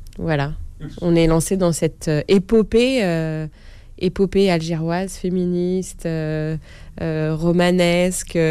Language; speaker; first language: French; non-native, local second language; Arabic